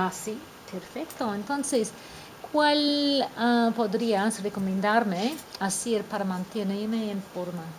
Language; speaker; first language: Spanish; non-native, fluent; English